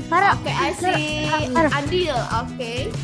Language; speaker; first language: English; non-native, local second language; Indonesian